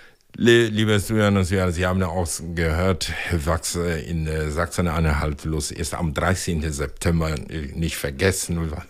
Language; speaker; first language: German; non-native, fluent; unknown